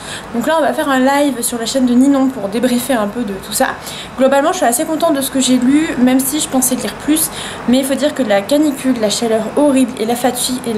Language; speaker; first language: French; native; French